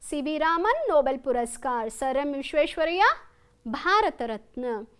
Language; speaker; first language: Hindi; non-native, local second language; Kannada